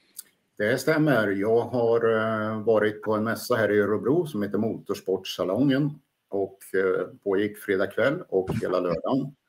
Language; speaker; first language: Swedish; native; Swedish